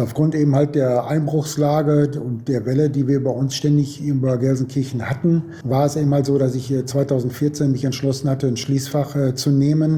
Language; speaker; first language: German; native; German